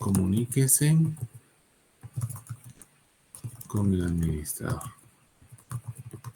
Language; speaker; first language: Spanish; native; Spanish